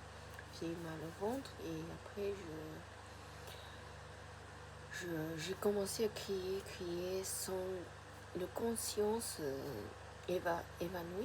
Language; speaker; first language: French; non-native, fluent; Japanese